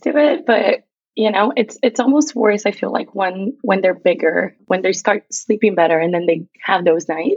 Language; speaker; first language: English; non-native, fluent; Portuguese